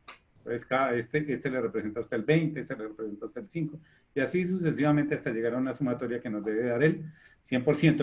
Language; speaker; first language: Spanish; native; Spanish